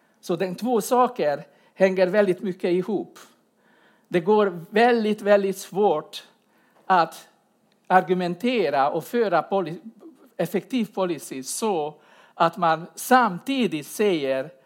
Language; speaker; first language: Swedish; non-native, fluent; Hungarian